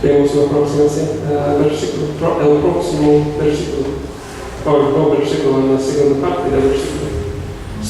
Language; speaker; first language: Spanish; non-native, fluent; English